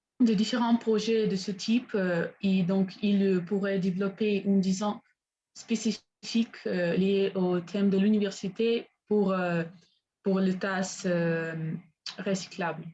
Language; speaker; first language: French; non-native, learner; Spanish